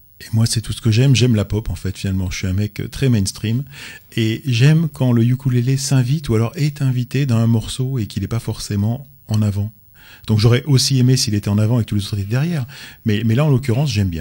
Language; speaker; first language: French; native; French